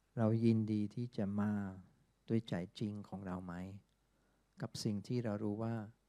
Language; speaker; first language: Thai; non-native, fluent; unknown